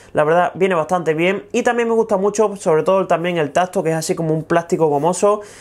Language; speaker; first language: Spanish; native; Spanish